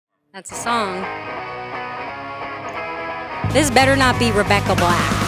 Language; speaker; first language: English; native; English